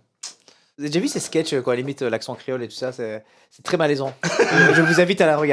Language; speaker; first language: French; native; French